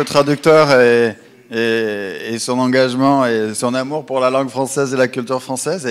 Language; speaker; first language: French; native; French